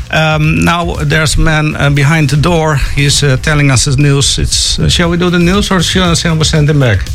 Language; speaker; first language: English; non-native, fluent; Dutch